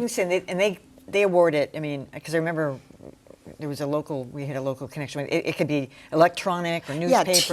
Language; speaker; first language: English; native; English